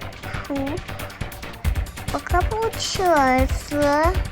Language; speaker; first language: Russian; native; Russian